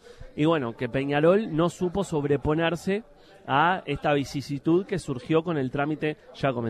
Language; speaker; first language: Spanish; native; Spanish